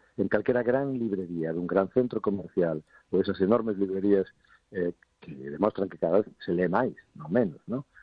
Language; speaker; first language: Galician; non-native, local second language; Spanish